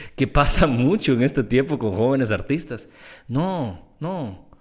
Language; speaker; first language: Spanish; native; Spanish